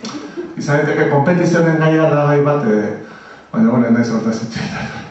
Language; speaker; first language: Basque; native; Basque